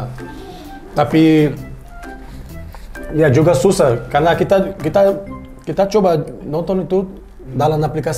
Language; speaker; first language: Indonesian; non-native, learner; Portuguese